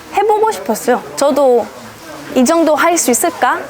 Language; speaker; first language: Korean; non-native, fluent; German